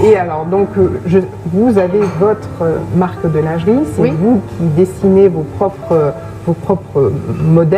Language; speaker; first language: French; native; French